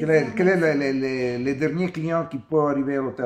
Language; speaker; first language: French; non-native, learner; Italian